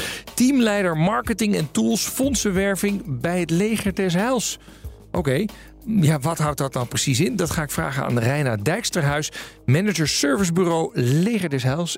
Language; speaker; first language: Dutch; native; Dutch